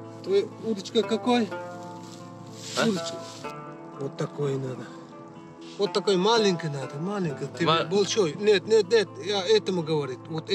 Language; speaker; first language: Russian; non-native, learner; Uzbek